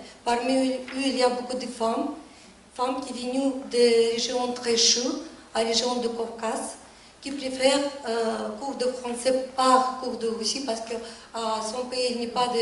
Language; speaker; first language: French; non-native, learner; Russian